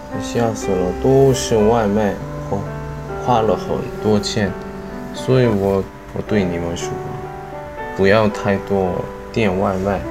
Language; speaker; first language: Chinese; non-native, fluent; Korean